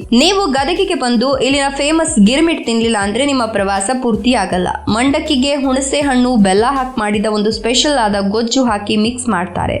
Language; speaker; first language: Kannada; native; Kannada